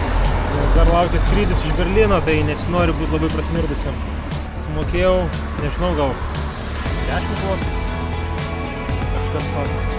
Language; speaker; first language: Lithuanian; native; Lithuanian